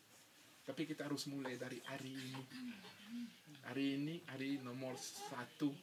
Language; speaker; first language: Indonesian; non-native, fluent; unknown